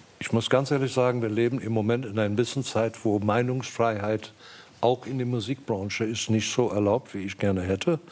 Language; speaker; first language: German; non-native, fluent; English